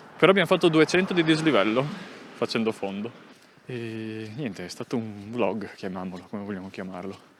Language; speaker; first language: Italian; native; Italian